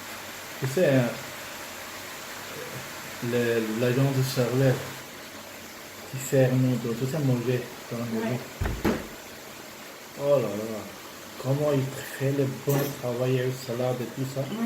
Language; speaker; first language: French; non-native, learner; Urdu